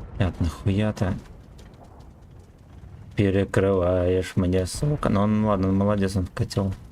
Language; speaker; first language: Russian; native; Russian